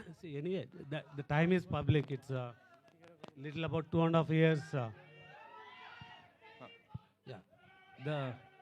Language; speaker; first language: English; non-native, local second language; Telugu